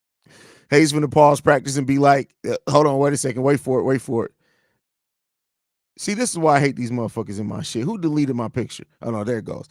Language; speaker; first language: English; native; English